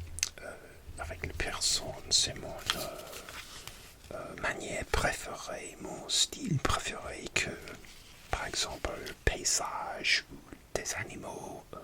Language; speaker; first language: French; non-native, learner; English